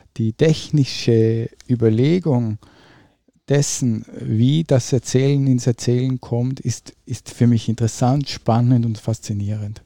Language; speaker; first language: German; native; German